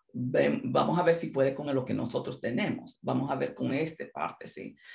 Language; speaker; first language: Spanish; early bilingual, other home language; English